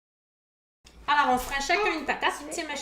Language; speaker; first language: French; native; French